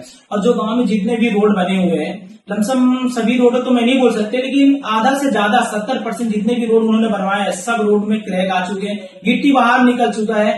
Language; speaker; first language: Hindi; native; Hindi